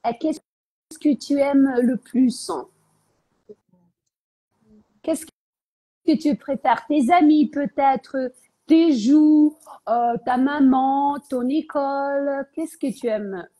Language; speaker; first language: French; non-native, fluent; Ukrainian